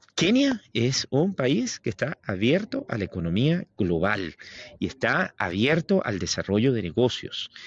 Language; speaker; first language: Spanish; native; Spanish